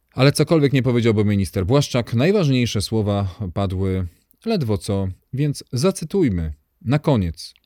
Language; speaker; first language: Polish; native; Polish